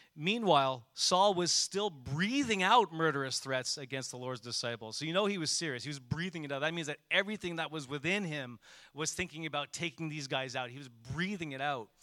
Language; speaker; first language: English; native; English